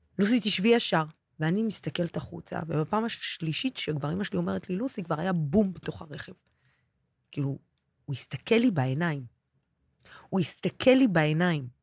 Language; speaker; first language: Hebrew; non-native, local second language; Arabic